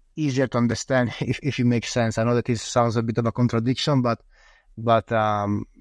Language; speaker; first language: English; non-native, fluent; Italian